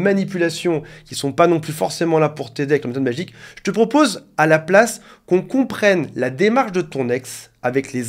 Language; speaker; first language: French; native; French